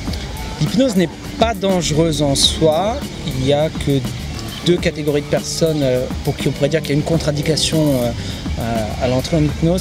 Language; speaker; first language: French; native; French